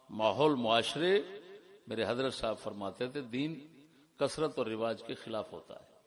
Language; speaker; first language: Urdu; non-native, local second language; Punjabi